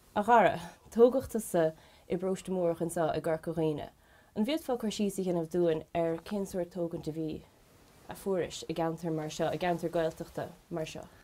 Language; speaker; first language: Irish; native; Irish